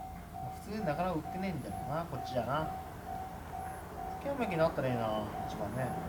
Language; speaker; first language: Japanese; native; Japanese